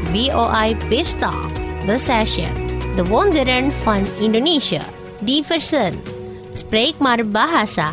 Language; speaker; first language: Dutch; non-native, fluent; Indonesian